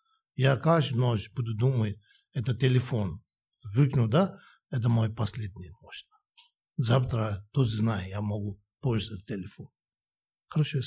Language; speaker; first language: Russian; non-native, learner; Tibetan